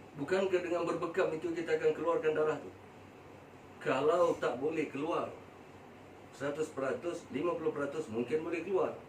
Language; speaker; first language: Malay; native; Malay